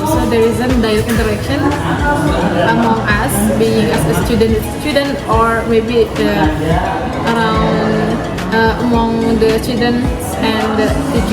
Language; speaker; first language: English; non-native, learner; Indonesian